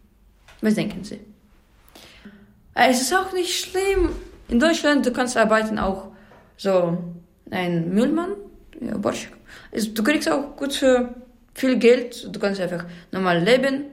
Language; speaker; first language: German; non-native, learner; Ukrainian